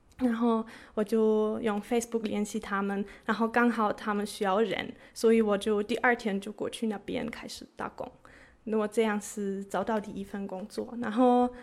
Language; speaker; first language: Chinese; non-native, fluent; German